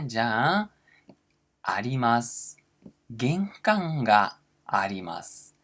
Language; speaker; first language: Japanese; non-native, fluent; Portuguese